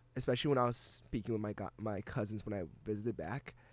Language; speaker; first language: English; native; English